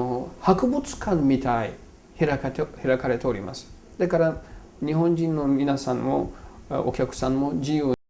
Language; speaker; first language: Japanese; non-native, fluent; Turkish